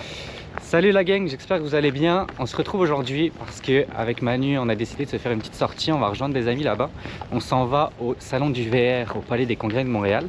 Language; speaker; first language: French; native; French